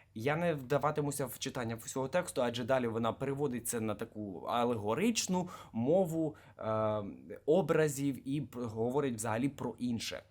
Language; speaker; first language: Ukrainian; native; Ukrainian